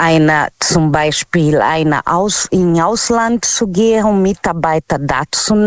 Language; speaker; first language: German; non-native, learner; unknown